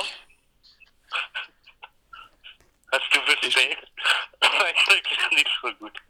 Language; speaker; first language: German; non-native, learner; English